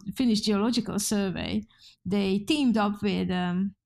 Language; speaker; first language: English; non-native, fluent; Hungarian